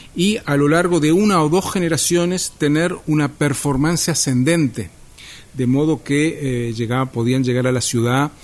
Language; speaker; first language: Spanish; native; Spanish